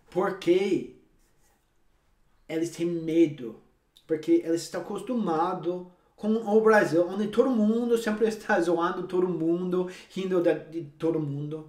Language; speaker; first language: Portuguese; non-native, fluent; English